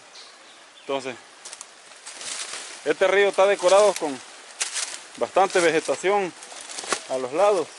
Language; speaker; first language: Spanish; native; Spanish